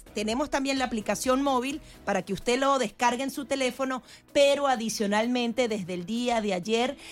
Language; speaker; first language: Spanish; native; Spanish